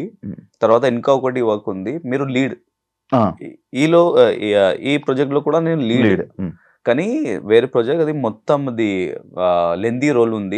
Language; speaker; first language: Telugu; non-native, learner; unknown